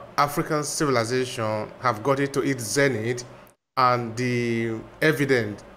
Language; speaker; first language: English; non-native, local second language; Bini